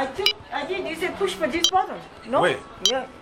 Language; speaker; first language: English; non-native, learner; Korean